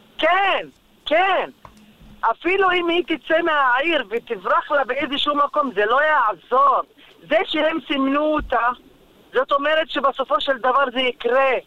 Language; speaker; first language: Hebrew; non-native, local second language; Arabic